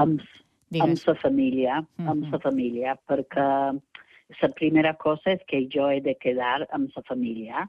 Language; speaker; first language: Catalan; non-native, fluent; English